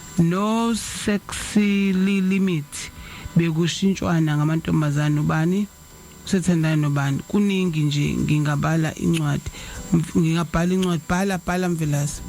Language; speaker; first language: Zulu; native; Zulu